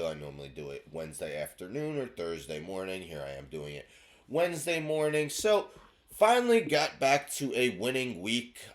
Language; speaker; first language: English; native; English